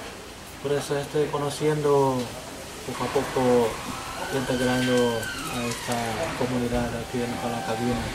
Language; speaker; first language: Spanish; non-native, learner; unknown